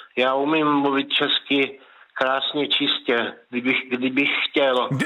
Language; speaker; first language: Czech; native; Czech